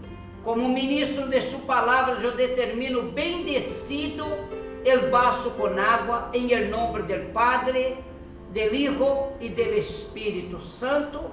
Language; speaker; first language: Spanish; non-native, fluent; Portuguese